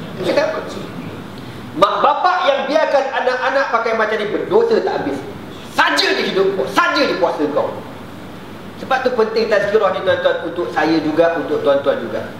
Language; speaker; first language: Malay; native; Malay